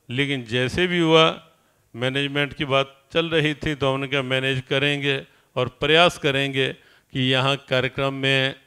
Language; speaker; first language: Hindi; native; Hindi